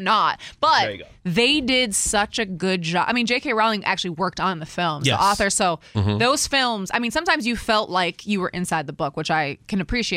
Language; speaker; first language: English; native; English